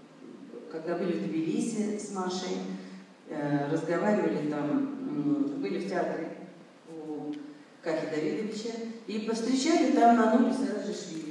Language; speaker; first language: Russian; native; Russian